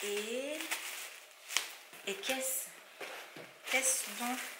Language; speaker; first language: French; native; French